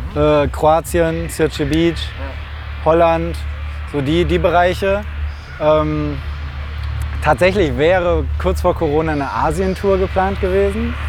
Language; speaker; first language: German; native; German